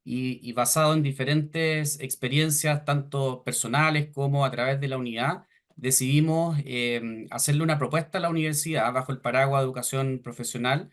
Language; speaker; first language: Spanish; native; Spanish